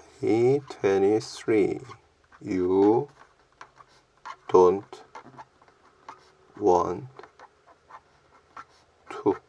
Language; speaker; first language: English; non-native, learner; Korean